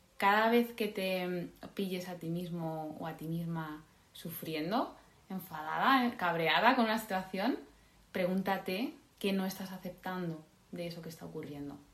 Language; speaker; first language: Spanish; native; Spanish